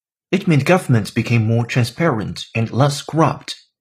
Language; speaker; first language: English; non-native, fluent; Chinese